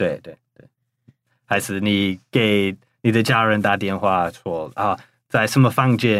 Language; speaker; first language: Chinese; non-native, fluent; English